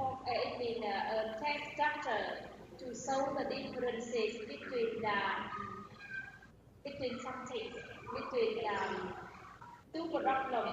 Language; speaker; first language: English; non-native, learner; Vietnamese